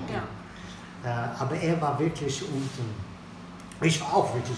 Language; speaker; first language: German; non-native, fluent; Swedish